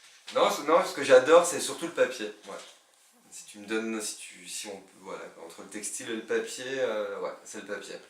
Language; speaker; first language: French; native; French